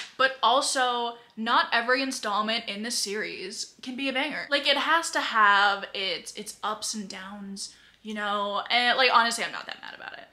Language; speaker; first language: English; native; English